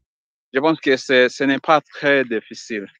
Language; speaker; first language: French; non-native, learner; Swahili